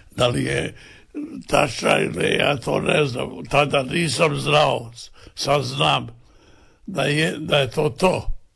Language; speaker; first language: Serbian; native; Serbian